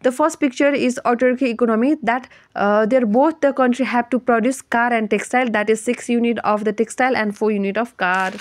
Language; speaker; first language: English; non-native, local second language; Nepali